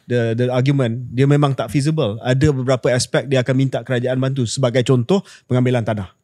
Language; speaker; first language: Malay; native; Malay